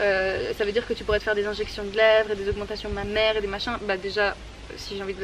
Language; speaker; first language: French; native; French